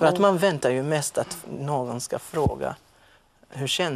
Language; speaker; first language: Swedish; non-native, fluent; Maltese